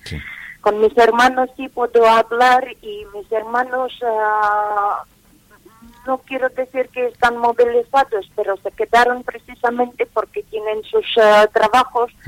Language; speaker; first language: Spanish; non-native, fluent; Ukrainian